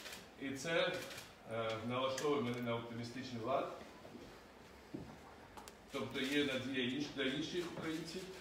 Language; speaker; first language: Ukrainian; non-native, fluent; Georgian